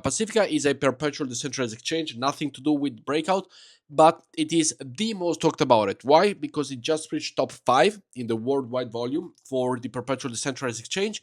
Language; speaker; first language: English; non-native, fluent; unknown